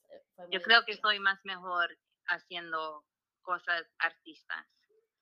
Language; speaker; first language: Spanish; early bilingual, heritage; Spanish